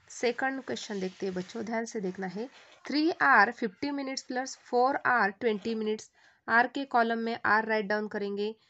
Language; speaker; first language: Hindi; non-native, local second language; Marathi